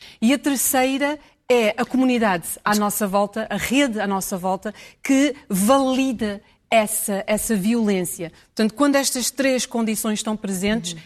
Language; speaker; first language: Portuguese; early bilingual, heritage; Portuguese